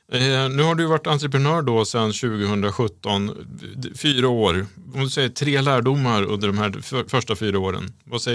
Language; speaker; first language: Swedish; native; Swedish